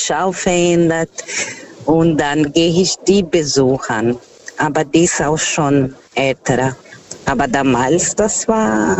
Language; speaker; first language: German; non-native, learner; Portuguese